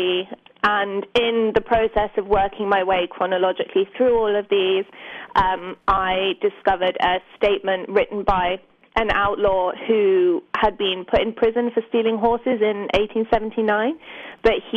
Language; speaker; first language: English; native; English